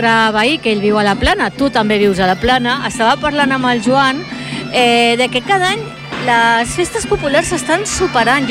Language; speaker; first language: Catalan; native; Catalan